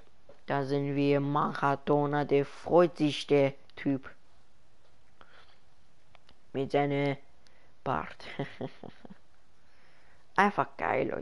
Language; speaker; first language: German; early bilingual, other home language; Persian